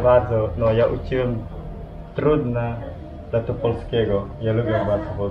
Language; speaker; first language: Polish; non-native, learner; Balinese